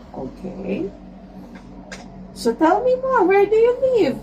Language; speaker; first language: English; non-native, local second language; Filipino